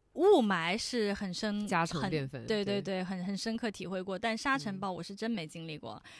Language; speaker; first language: Chinese; non-native, local second language; Cantonese